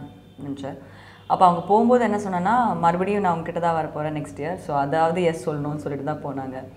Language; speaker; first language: Tamil; non-native, fluent; Malayalam